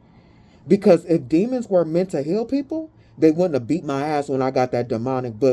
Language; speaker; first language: English; native; English